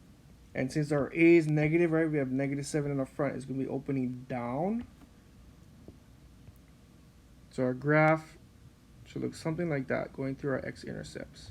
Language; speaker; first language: English; native; English